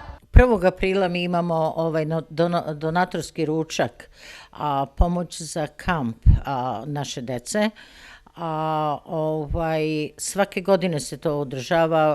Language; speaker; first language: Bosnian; early bilingual, heritage; Serbian